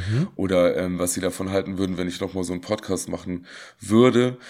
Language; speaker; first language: German; native; German